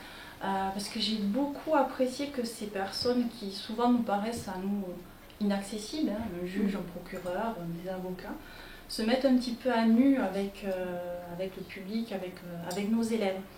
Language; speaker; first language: French; native; French